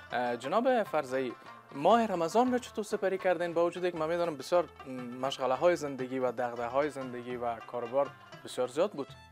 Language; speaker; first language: Persian; native; Persian